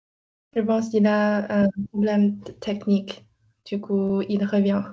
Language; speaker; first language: French; non-native, learner; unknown